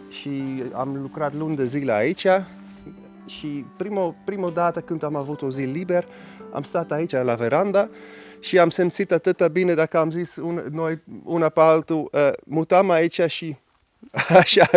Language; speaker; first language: Romanian; non-native, learner; Dutch